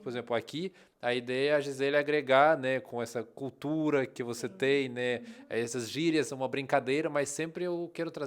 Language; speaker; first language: Portuguese; non-native, fluent; Russian